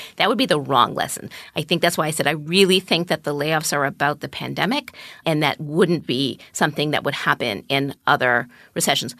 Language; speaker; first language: English; native; English